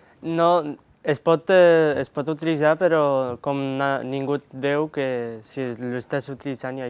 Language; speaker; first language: Catalan; non-native, learner; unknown